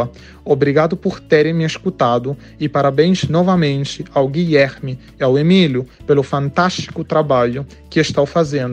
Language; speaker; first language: Portuguese; non-native, fluent; Italian